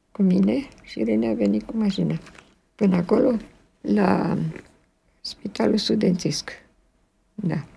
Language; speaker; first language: Romanian; early bilingual, other home language; French